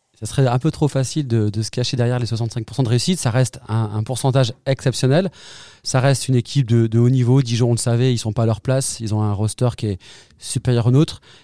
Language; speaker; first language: French; native; French